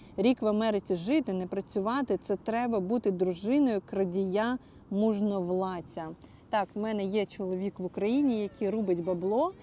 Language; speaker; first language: Ukrainian; non-native, local second language; Russian